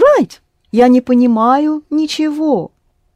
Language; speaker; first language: Russian; non-native, fluent; English